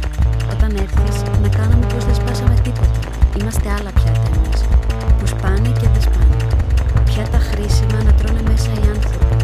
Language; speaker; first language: Greek; native; Greek